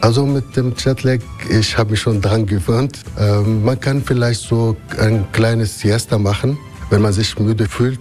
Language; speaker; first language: German; non-native, fluent; Arabic